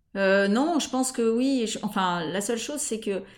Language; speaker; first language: French; native; French